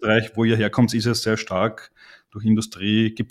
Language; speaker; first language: German; native; German